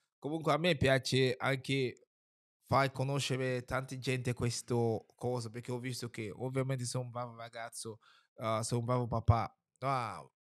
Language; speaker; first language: Italian; non-native, fluent; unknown